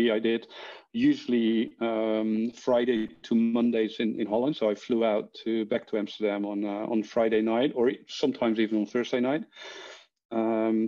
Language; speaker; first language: English; non-native, fluent; Dutch